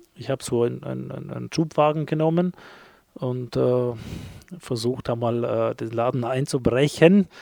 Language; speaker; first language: German; non-native, fluent; Albanian